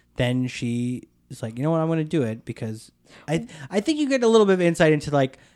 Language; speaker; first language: English; native; English